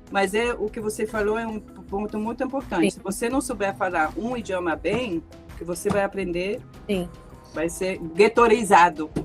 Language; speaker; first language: Portuguese; native; Portuguese